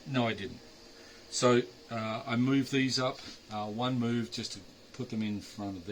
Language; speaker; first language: English; native; English